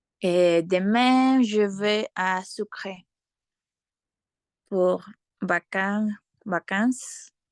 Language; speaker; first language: French; non-native, learner; Spanish